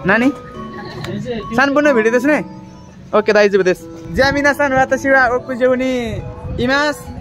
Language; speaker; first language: Japanese; non-native, learner; Nepali